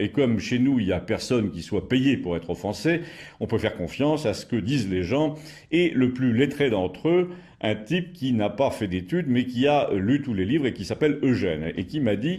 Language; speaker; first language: French; native; French